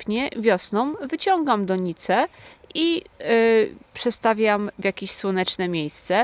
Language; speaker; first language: Polish; native; Polish